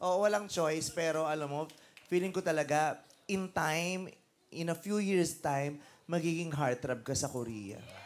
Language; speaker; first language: English; non-native, local second language; Filipino